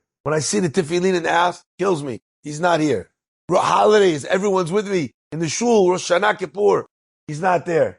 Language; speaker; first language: English; native; English